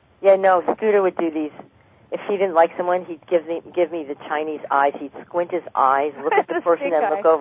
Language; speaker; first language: English; native; English